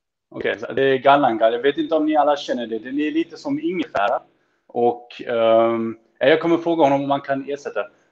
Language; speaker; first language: Swedish; early bilingual, heritage; Swedish